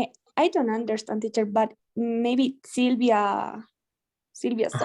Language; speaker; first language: English; non-native, learner; Spanish